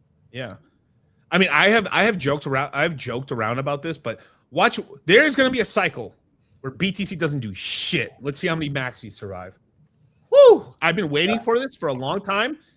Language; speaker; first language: English; native; English